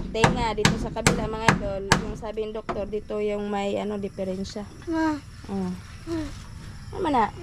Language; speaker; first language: Filipino; native; Filipino